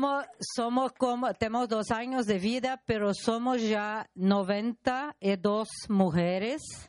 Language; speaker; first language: Spanish; non-native, learner; Portuguese